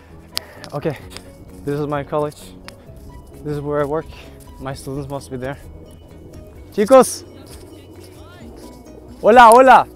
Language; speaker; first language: English; non-native, fluent; Spanish